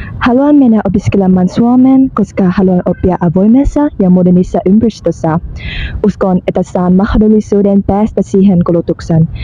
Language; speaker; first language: Finnish; non-native, learner; Vietnamese